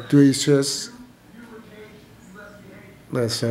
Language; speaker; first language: Dutch; non-native, local second language; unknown